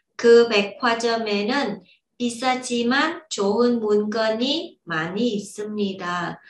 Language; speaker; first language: Korean; non-native, fluent; Vietnamese